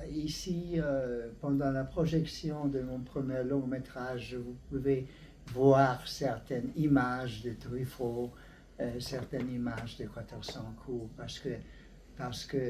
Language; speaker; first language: French; non-native, learner; Hungarian